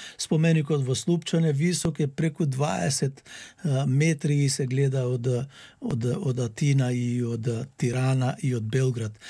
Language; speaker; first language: Macedonian; native; Macedonian